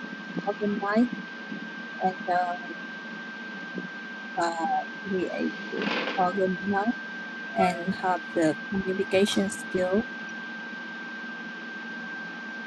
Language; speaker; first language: English; non-native, learner; Vietnamese